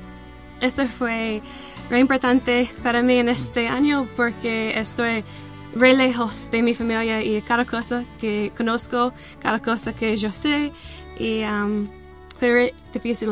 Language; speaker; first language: Spanish; non-native, learner; English